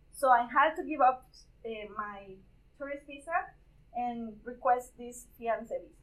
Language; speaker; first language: English; non-native, fluent; Spanish